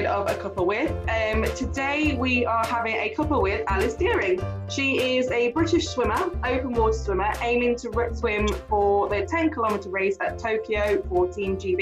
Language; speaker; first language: English; native; English